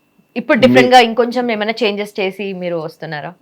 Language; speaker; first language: Telugu; native; Telugu